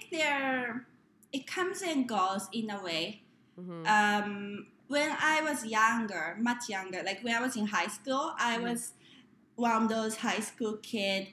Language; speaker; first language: English; non-native, fluent; Japanese